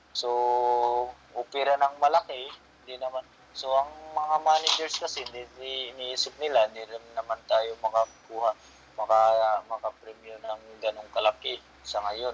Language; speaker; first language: Filipino; non-native, local second language; Cebuano